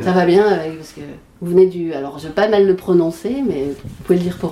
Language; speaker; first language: French; native; French